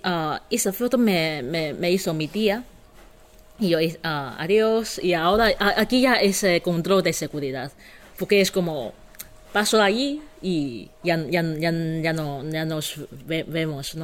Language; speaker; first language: Spanish; non-native, fluent; Chinese